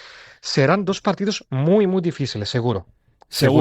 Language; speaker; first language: Spanish; non-native, fluent; Greek